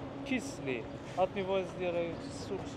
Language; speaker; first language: Russian; non-native, fluent; Persian